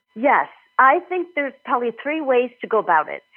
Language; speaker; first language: English; native; English